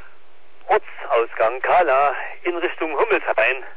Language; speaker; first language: German; native; German